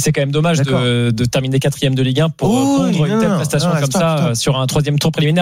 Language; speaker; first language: French; native; French